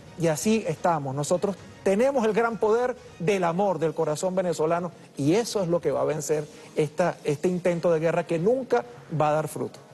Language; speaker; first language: Spanish; early bilingual, other home language; English